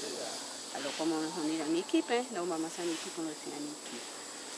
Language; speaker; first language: French; non-native, local second language; Guadeloupean Creole French